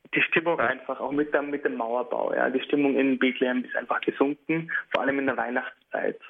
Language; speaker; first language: German; early bilingual, heritage; German